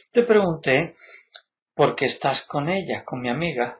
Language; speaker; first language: Spanish; native; Spanish